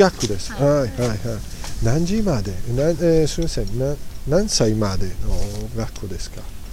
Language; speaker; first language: Japanese; non-native, learner; Italian